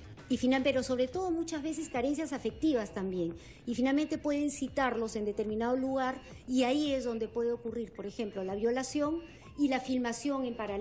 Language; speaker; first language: Spanish; native; Spanish